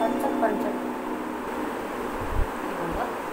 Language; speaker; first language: Korean; non-native, learner; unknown